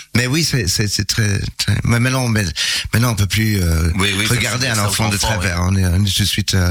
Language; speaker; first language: French; non-native, fluent; English